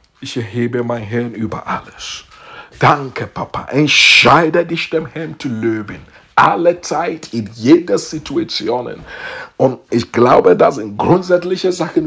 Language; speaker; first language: German; non-native, learner; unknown